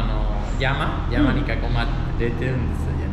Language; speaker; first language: Japanese; non-native, fluent; Spanish